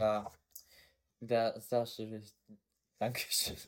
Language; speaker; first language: German; non-native, learner; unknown